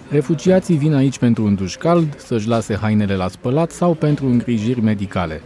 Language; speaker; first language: Romanian; native; Romanian